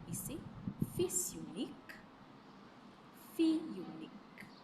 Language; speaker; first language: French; non-native, fluent; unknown